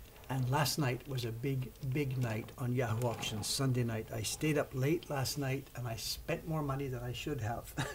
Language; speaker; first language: English; native; English